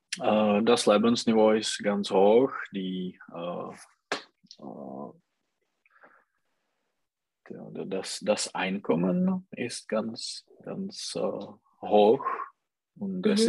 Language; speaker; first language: German; non-native, learner; Czech